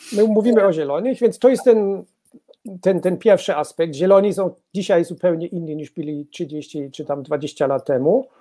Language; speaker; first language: Polish; non-native, fluent; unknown